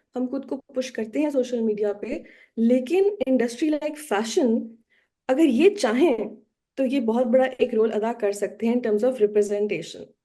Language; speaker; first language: Urdu; native; Urdu